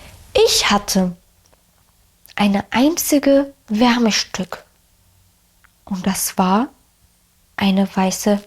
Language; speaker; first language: German; early bilingual, other home language; Arabic